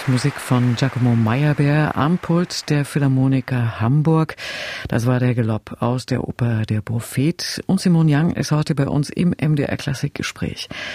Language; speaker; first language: German; native; German